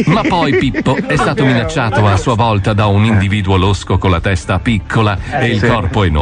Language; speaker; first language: Italian; native; Italian